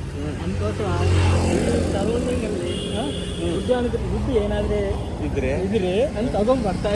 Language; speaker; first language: Kannada; non-native, learner; Telugu